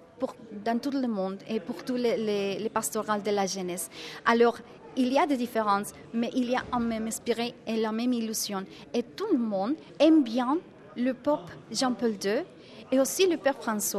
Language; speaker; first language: French; non-native, fluent; Spanish